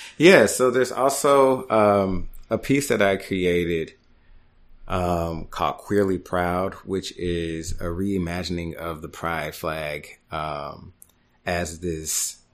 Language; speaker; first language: English; native; English